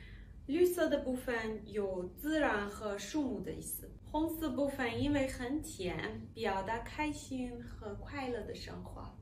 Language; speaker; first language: Chinese; non-native, fluent; Persian